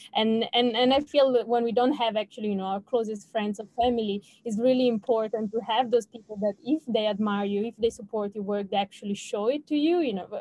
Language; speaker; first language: English; non-native, fluent; Italian